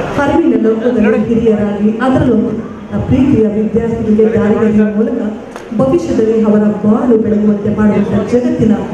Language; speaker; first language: Kannada; native; Kannada